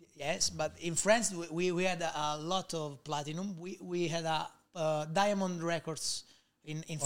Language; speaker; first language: English; non-native, learner; Italian